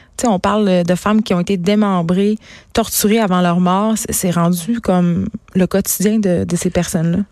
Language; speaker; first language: French; native; French